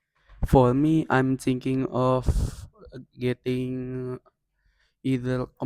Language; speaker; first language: English; non-native, learner; Indonesian